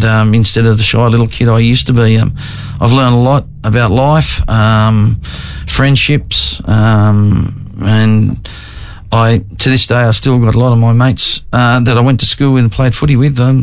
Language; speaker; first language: English; native; English